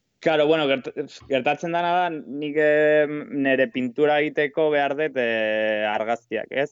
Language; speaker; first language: Basque; non-native, local second language; Spanish